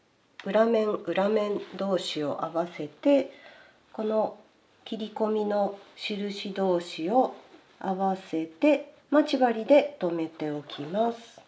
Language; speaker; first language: Japanese; native; Japanese